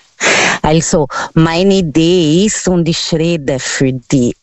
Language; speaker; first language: German; non-native, fluent; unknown